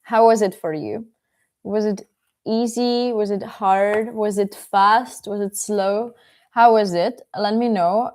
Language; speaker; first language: English; non-native, fluent; Czech